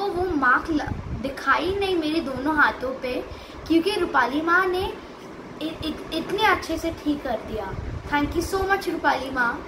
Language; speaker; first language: Hindi; native; Hindi